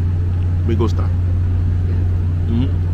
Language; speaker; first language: Spanish; non-native, learner; English